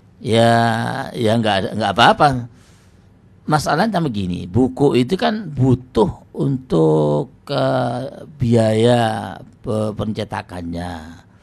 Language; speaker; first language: Indonesian; non-native, local second language; Javanese